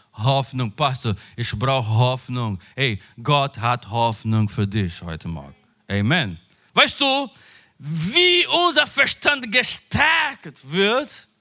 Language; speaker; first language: German; non-native, learner; Portuguese